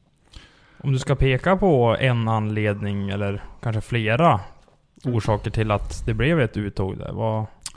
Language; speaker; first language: Swedish; native; Swedish